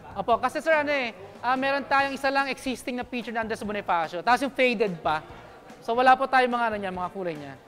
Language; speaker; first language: Filipino; native; Filipino